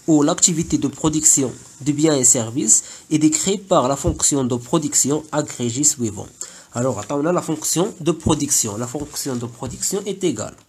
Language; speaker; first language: French; non-native, local second language; Arabic